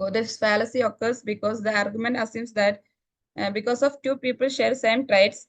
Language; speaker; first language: English; non-native, local second language; Malayalam